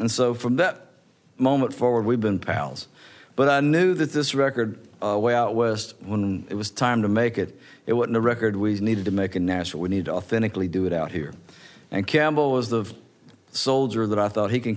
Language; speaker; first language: English; native; English